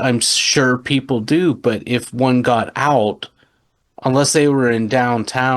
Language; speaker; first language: English; native; English